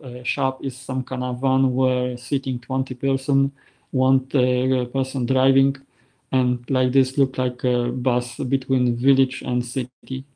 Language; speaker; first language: English; non-native, learner; Polish